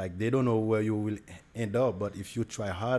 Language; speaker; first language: English; non-native, fluent; Haitian Creole